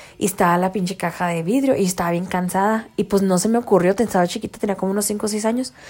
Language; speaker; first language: Spanish; early bilingual, heritage; Spanish